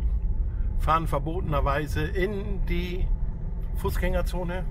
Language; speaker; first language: German; native; German